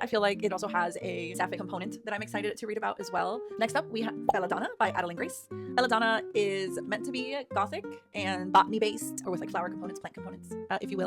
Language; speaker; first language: English; native; English